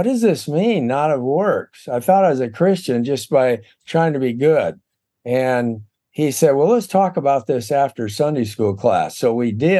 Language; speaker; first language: English; native; English